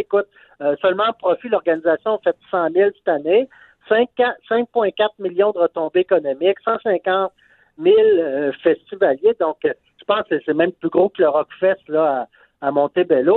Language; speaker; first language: French; native; French